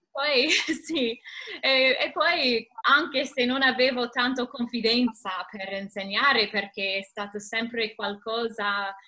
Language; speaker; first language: Italian; non-native, learner; English